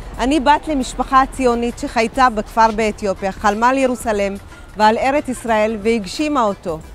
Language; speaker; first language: Hebrew; early bilingual, other home language; Amharic